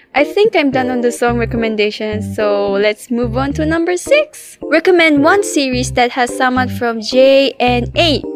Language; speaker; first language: English; non-native, local second language; Filipino